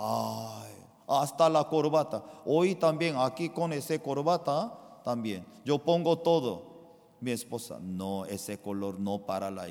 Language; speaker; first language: Spanish; non-native, fluent; Korean